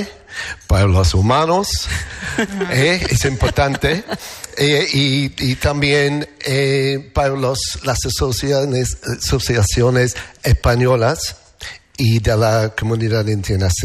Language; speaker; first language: Spanish; non-native, learner; English